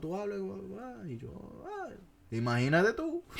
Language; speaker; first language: Spanish; non-native, fluent; English